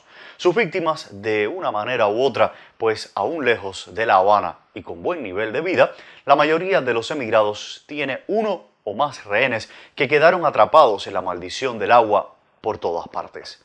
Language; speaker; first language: Spanish; native; Spanish